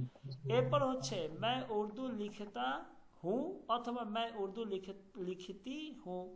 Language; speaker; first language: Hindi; non-native, fluent; Bangla